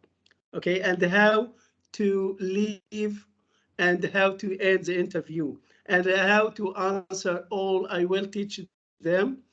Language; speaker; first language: English; non-native, fluent; Arabic